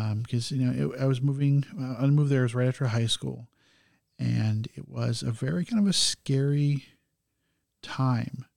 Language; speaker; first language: English; native; English